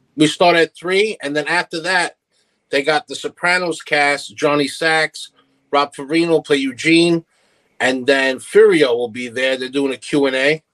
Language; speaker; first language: English; early bilingual, other home language; Italian